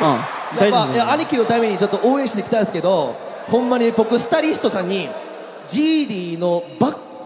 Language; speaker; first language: Japanese; native; Japanese